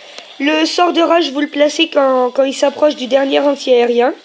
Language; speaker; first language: French; native; French